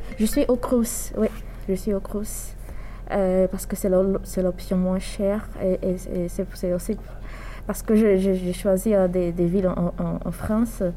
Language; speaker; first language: French; non-native, learner; Portuguese